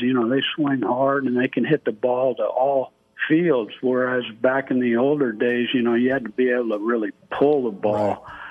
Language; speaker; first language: English; native; English